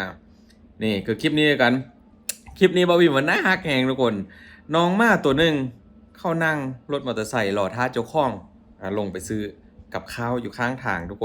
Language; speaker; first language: Thai; non-native, local second language; Lao